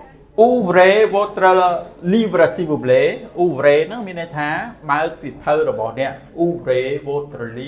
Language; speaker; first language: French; non-native, fluent; Khmer